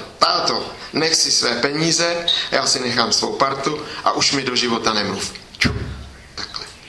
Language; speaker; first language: Czech; native; Czech